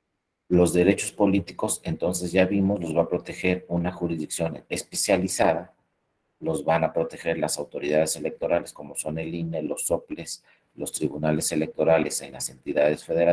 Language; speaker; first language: Spanish; native; Spanish